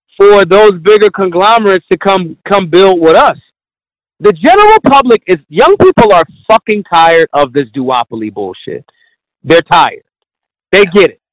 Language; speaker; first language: English; native; English